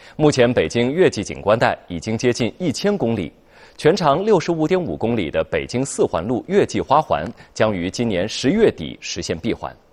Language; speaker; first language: Chinese; native; Chinese